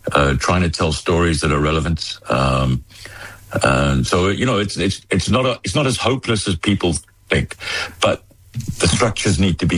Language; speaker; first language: English; native; English